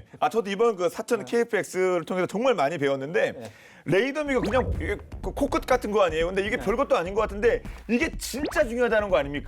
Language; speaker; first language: Korean; native; Korean